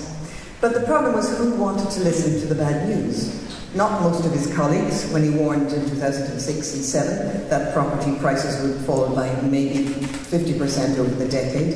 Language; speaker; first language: English; native; English